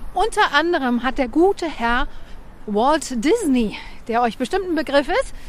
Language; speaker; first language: German; native; German